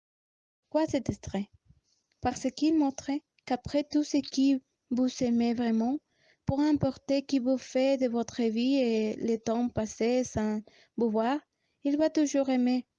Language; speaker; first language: French; non-native, learner; Spanish